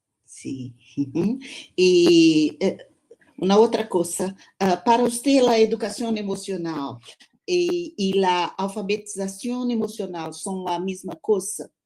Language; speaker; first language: Spanish; non-native, fluent; Portuguese